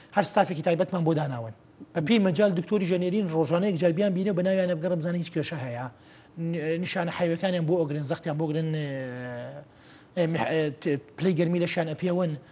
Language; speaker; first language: Central Kurdish; native; Central Kurdish